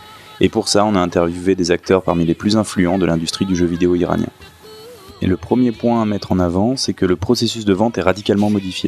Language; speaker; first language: French; native; French